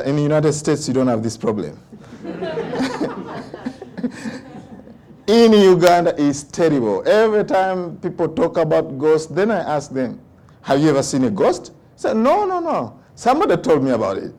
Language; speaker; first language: English; non-native, local second language; Ganda